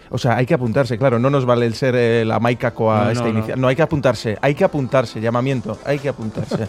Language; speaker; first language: Spanish; non-native, local second language; Basque